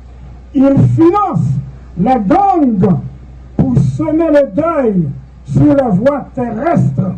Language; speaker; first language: French; non-native, local second language; Haitian Creole